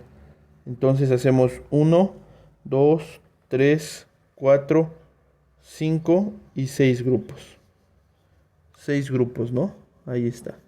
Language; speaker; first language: Spanish; native; Spanish